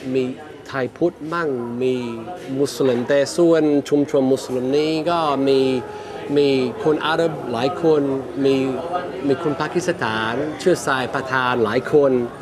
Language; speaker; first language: Thai; non-native, fluent; English